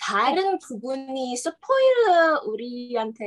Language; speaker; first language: Korean; non-native, learner; Indonesian